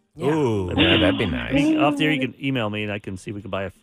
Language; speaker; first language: English; native; English